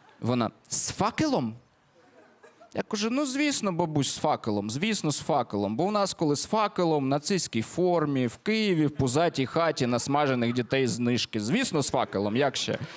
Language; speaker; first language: Ukrainian; non-native, local second language; Russian